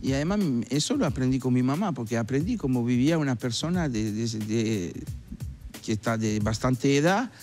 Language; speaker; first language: Spanish; non-native, fluent; French